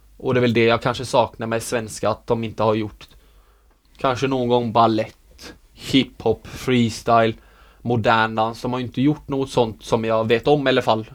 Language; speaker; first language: Swedish; native; Swedish